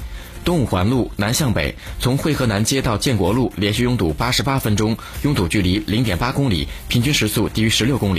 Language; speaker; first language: Chinese; native; Chinese